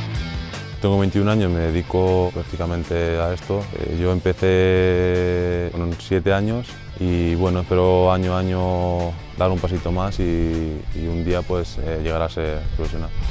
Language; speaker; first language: Spanish; native; Spanish